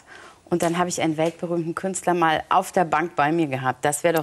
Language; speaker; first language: German; native; German